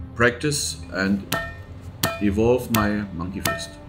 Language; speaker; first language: English; non-native, fluent; German